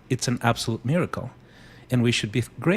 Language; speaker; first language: English; non-native, fluent; Spanish